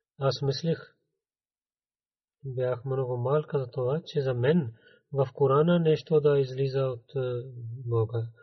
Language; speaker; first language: Bulgarian; non-native, learner; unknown